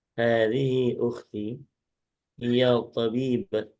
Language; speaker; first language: Arabic; non-native, learner; Indonesian